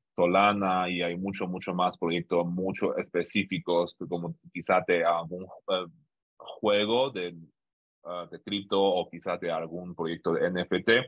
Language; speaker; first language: Spanish; non-native, fluent; Chinese